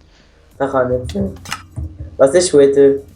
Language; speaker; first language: German; native; German